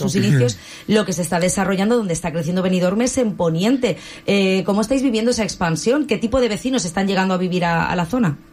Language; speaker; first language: Spanish; native; Spanish